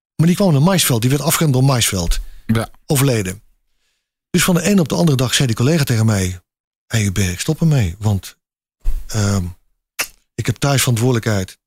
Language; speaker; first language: Dutch; native; Dutch